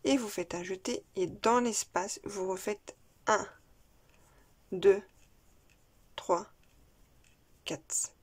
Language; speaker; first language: French; native; French